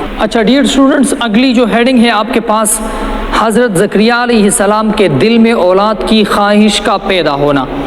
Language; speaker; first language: Urdu; non-native, local second language; Pashto